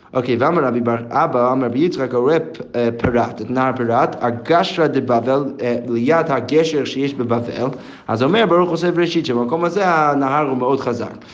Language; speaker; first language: Hebrew; non-native, fluent; English